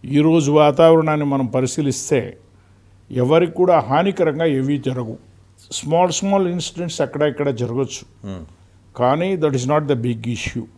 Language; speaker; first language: Telugu; native; Telugu